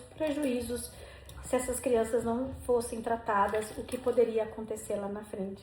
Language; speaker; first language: Portuguese; native; Portuguese